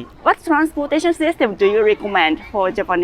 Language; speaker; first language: English; non-native, learner; Japanese